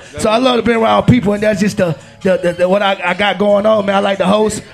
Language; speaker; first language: English; native; English